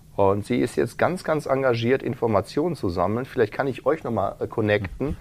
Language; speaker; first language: German; non-native, fluent; Croatian